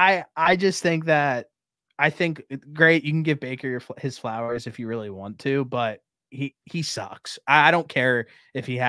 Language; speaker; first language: English; native; English